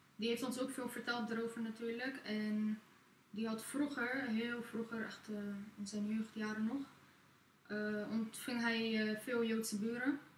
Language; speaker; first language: Dutch; early bilingual, other home language; Arabic